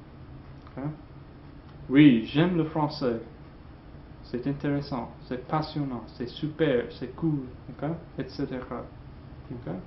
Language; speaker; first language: French; non-native, fluent; English